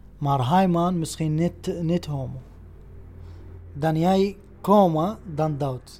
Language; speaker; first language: Dutch; non-native, learner; Arabic